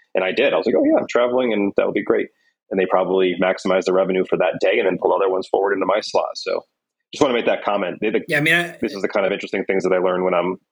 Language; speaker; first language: English; native; English